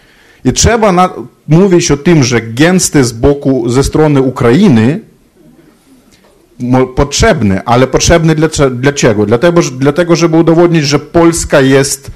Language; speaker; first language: Polish; non-native, fluent; Ukrainian